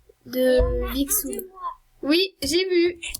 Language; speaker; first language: French; native; French